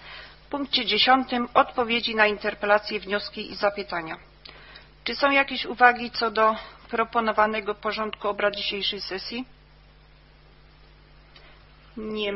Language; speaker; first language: Polish; native; Polish